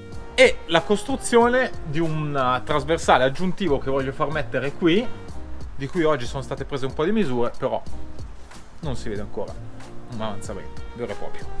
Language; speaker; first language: Italian; native; Italian